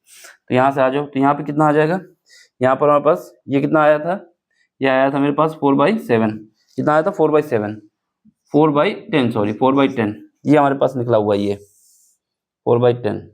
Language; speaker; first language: Hindi; native; Hindi